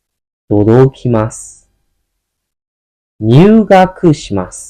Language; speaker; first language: Japanese; non-native, fluent; Burmese